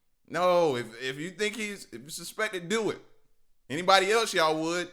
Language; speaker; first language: English; native; English